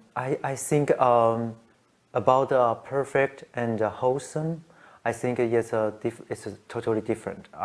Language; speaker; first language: English; non-native, learner; Chinese